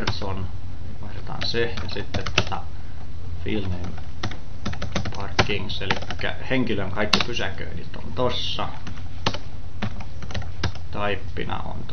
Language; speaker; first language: Finnish; native; Finnish